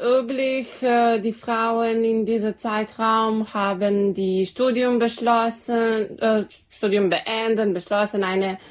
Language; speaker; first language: German; non-native, learner; Serbian